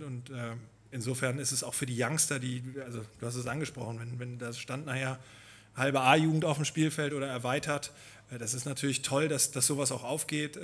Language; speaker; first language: German; native; German